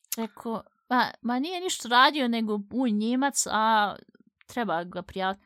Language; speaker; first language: Bosnian; early bilingual, heritage; Bosnian